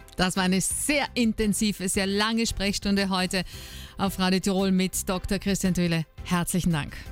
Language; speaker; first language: German; native; German